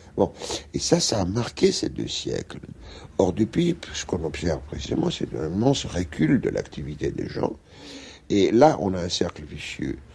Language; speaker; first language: French; non-native, fluent; Greek